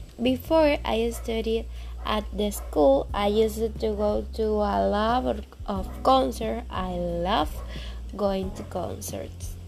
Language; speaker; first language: English; non-native, learner; Spanish